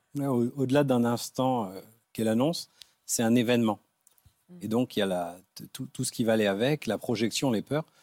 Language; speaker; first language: French; native; French